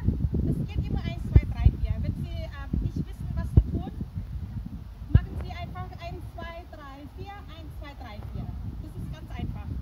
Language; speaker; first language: German; non-native, fluent; Thai